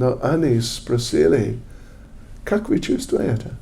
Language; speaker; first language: Russian; non-native, learner; English